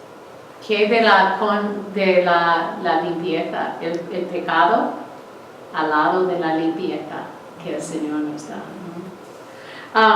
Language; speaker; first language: Spanish; non-native, fluent; English